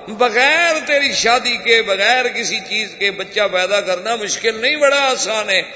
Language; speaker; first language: Urdu; native; Urdu